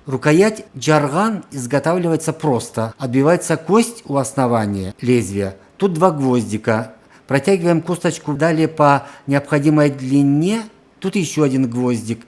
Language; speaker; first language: Russian; non-native, local second language; Karachay-Balkar